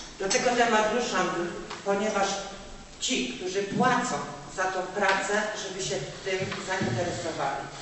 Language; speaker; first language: Polish; native; Polish